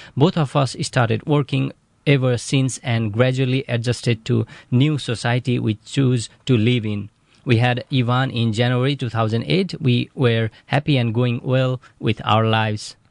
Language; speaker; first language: English; non-native, fluent; Nepali